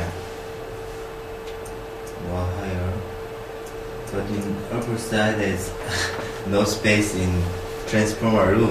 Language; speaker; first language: English; non-native, learner; Korean